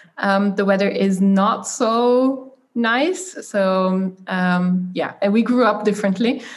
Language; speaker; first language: English; non-native, fluent; German